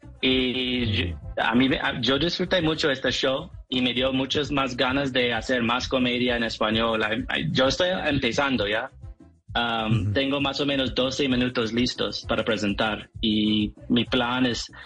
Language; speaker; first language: Spanish; non-native, fluent; English